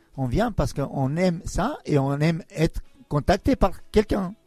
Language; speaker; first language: French; non-native, fluent; Albanian